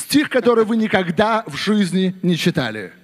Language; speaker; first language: Russian; native; Russian